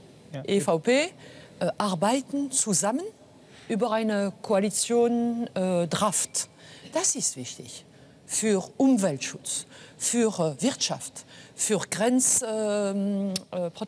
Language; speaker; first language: German; non-native, fluent; French